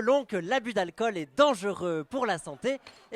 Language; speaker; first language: French; native; French